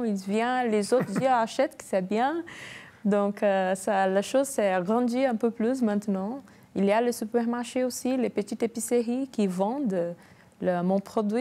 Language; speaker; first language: French; non-native, learner; Portuguese